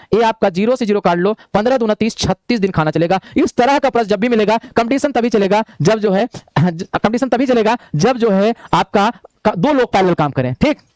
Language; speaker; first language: Hindi; native; Hindi